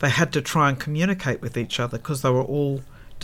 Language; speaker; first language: English; native; English